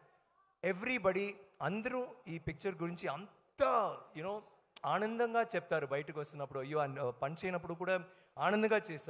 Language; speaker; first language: Telugu; non-native, learner; Tamil